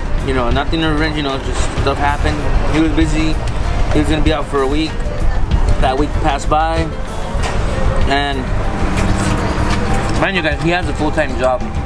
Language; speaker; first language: English; early bilingual, other home language; Spanish